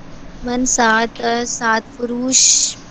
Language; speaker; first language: Persian; non-native, learner; Urdu